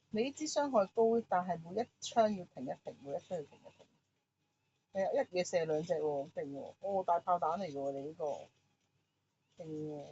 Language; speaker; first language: Chinese; native; Chinese